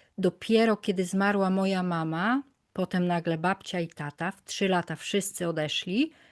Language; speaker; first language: Polish; native; Polish